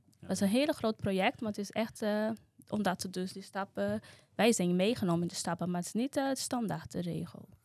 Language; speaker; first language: Dutch; non-native, fluent; Portuguese